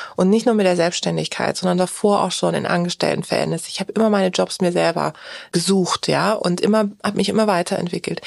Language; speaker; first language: German; early bilingual, other home language; Turkish